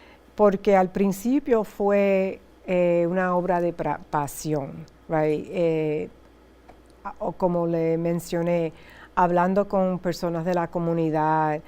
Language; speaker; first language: Spanish; early bilingual, heritage; Spanish